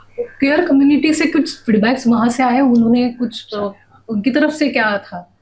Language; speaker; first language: Hindi; non-native, local second language; Marathi